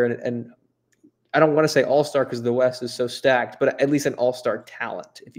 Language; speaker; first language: English; native; English